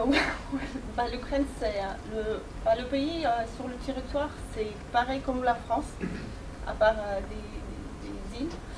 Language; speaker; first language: French; non-native, fluent; Ukrainian